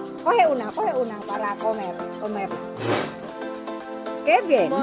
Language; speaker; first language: Spanish; non-native, learner; Indonesian